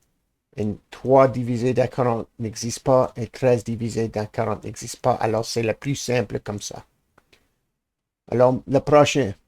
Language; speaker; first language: French; non-native, learner; English